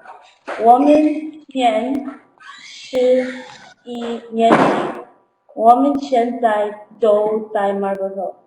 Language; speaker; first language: Chinese; non-native, learner; English